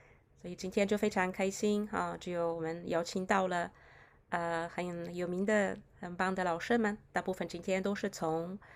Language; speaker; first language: Chinese; non-native, fluent; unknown